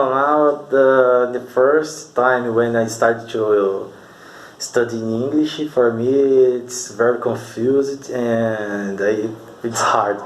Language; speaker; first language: English; non-native, learner; Portuguese